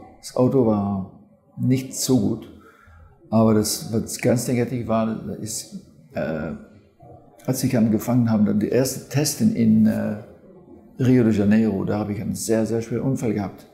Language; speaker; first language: German; non-native, fluent; French